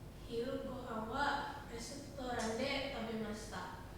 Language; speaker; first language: Japanese; non-native, learner; Indonesian